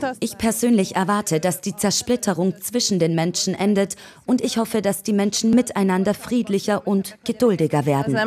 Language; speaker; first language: German; native; German